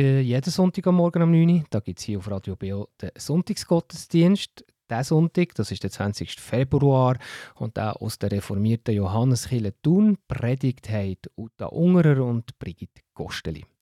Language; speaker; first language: German; native; German